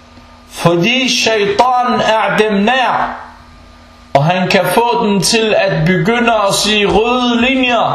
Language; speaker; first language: Danish; non-native, fluent; Arabic